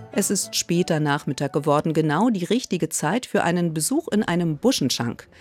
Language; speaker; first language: German; native; German